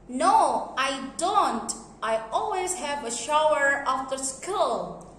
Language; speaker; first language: English; non-native, fluent; Indonesian